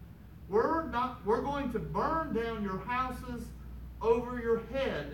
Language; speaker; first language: English; native; English